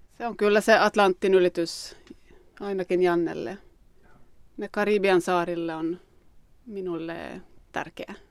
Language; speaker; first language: Finnish; non-native, local second language; Swedish